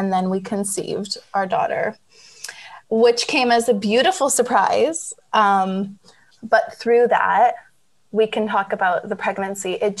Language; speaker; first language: English; native; English